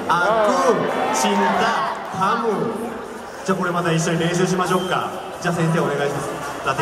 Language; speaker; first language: Japanese; native; Japanese